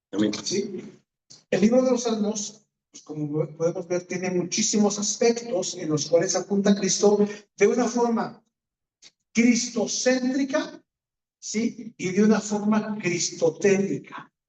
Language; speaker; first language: Spanish; native; Spanish